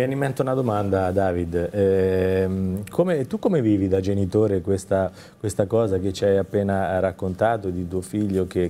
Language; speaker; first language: Italian; native; Italian